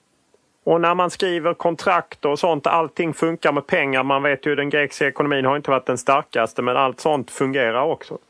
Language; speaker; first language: Swedish; native; Swedish